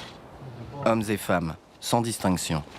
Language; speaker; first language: French; native; French